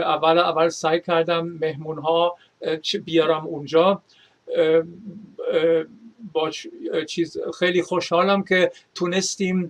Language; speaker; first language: Persian; non-native, fluent; German